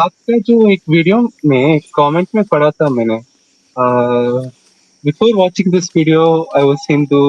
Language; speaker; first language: Hindi; non-native, local second language; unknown